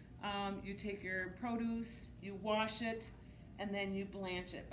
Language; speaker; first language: English; native; English